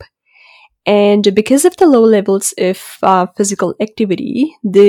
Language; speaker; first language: English; non-native, local second language; Urdu